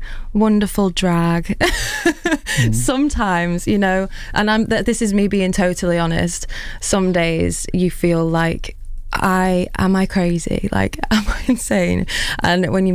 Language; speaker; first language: English; native; English